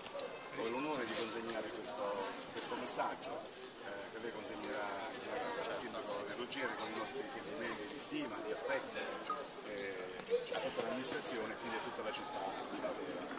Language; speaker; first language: Italian; native; Italian